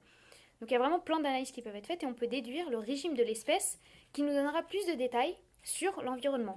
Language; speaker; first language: French; native; French